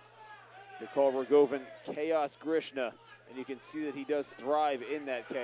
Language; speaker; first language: English; native; English